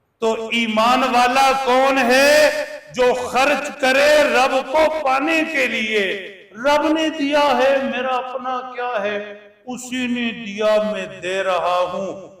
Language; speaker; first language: Urdu; non-native, local second language; Punjabi